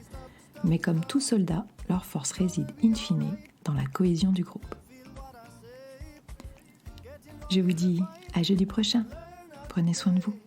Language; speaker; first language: French; native; French